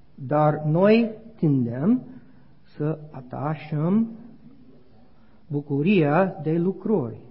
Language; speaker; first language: Romanian; non-native, learner; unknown